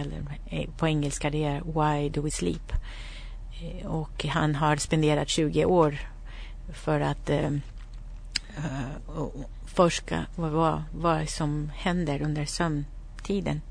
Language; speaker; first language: Swedish; non-native, fluent; Spanish